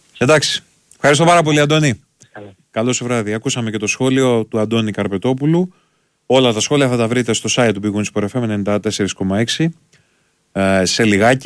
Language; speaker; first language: Greek; native; Greek